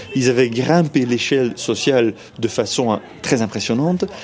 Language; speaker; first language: French; non-native, fluent; Dutch